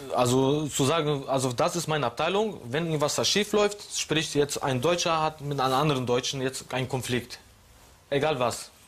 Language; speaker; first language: German; non-native, fluent; Polish